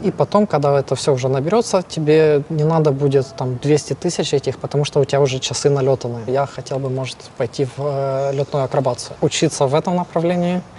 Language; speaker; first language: Russian; non-native, local second language; Ukrainian